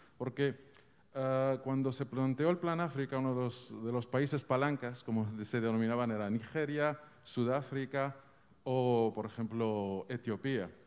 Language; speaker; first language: Spanish; non-native, fluent; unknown